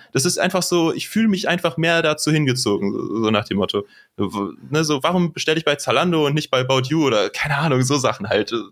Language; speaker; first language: German; native; German